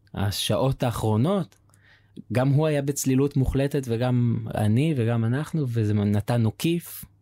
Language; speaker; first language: Hebrew; native; Hebrew